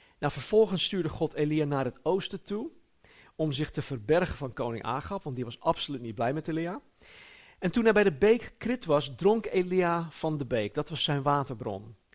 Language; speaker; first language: Dutch; native; Dutch